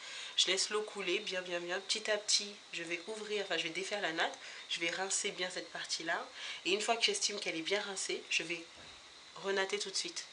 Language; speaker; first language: French; native; French